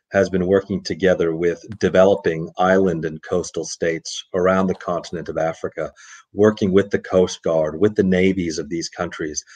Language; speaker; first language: English; native; English